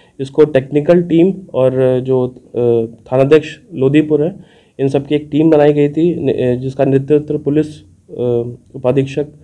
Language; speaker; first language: Hindi; native; Hindi